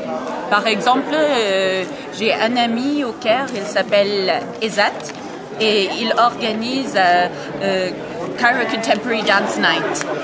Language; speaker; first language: French; non-native, fluent; English